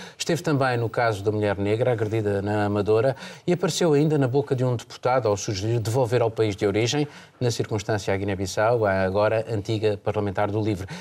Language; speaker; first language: Portuguese; native; Portuguese